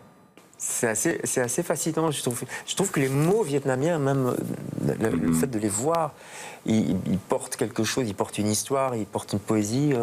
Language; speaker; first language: French; native; French